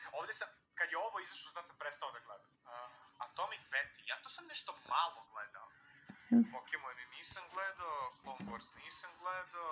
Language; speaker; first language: Bosnian; native; Bosnian